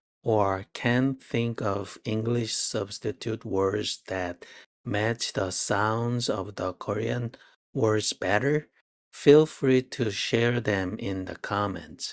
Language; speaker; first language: English; non-native, fluent; Korean